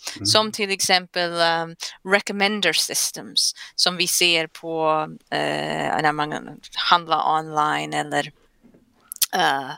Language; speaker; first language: Swedish; non-native, fluent; English